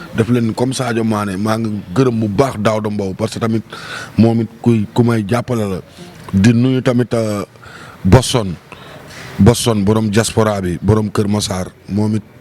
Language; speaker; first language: Wolof; native; Wolof